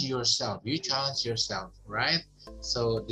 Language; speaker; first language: English; non-native, fluent; Indonesian